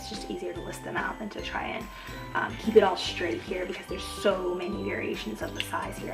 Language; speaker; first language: English; native; English